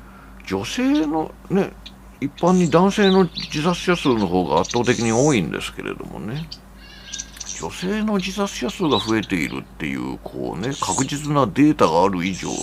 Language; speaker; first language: Japanese; native; Japanese